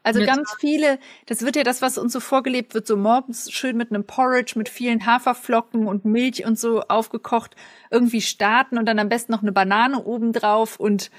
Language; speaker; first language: German; native; German